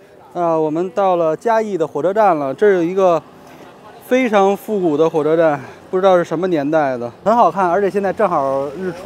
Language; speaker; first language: Chinese; native; Chinese